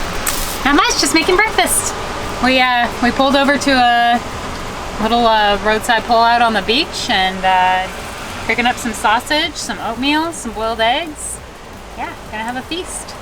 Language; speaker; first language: English; native; English